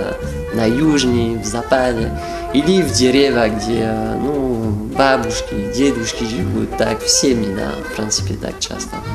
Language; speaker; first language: Russian; non-native, fluent; French